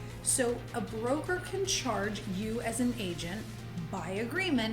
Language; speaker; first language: English; native; English